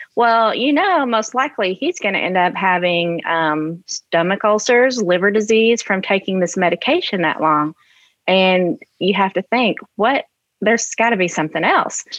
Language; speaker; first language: English; native; English